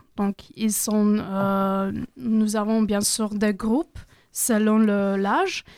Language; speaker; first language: French; non-native, learner; Croatian